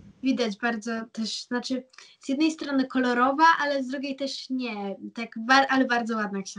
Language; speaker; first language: Polish; early bilingual, heritage; German